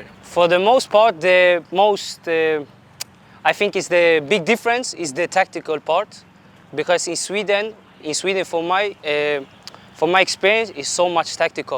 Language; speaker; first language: English; non-native, fluent; Swedish